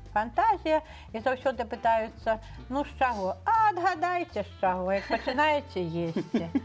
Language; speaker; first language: Belarusian; non-native, local second language; Russian